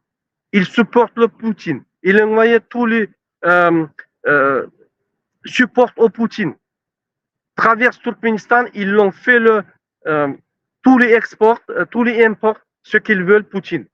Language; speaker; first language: French; non-native, learner; Turkmen